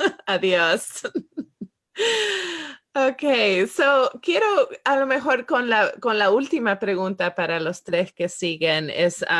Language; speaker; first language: Spanish; non-native, fluent; English